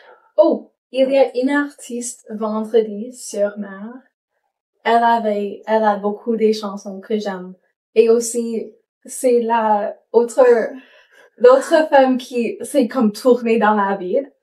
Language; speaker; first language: French; non-native, learner; English